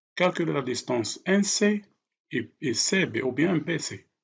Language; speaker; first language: French; non-native, local second language; Arabic